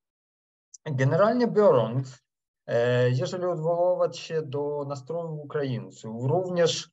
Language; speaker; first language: Polish; non-native, fluent; Ukrainian